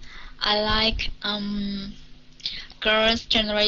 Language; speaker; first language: English; non-native, learner; Vietnamese